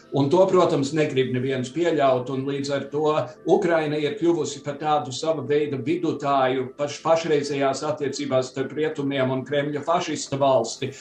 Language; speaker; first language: Latvian; early bilingual, heritage; Latvian